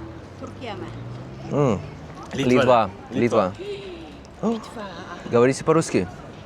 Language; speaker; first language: Russian; non-native, learner; Lithuanian